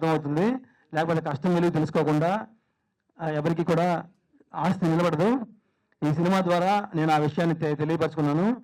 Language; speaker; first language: Telugu; native; Telugu